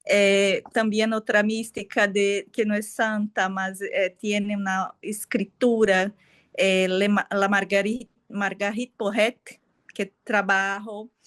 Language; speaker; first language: Spanish; non-native, fluent; Portuguese